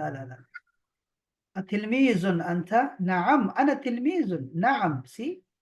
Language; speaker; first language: Arabic; non-native, fluent; Urdu